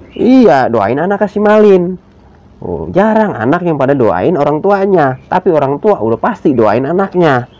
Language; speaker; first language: Indonesian; native; Indonesian